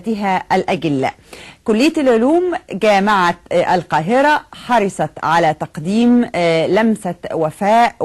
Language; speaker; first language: Arabic; native; Arabic